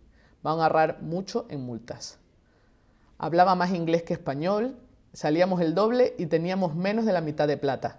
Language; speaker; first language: Spanish; native; Spanish